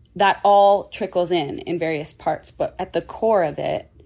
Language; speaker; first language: English; native; English